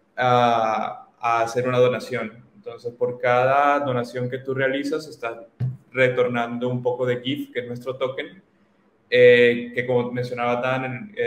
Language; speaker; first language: Spanish; native; Spanish